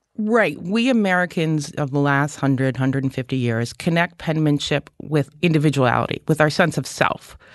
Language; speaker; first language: English; native; English